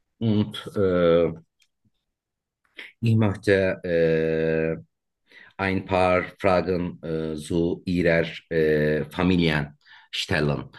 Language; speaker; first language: German; non-native, learner; Turkish